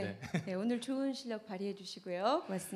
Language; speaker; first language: Korean; native; Korean